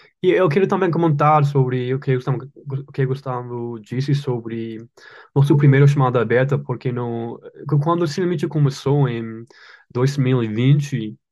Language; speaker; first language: Portuguese; non-native, learner; English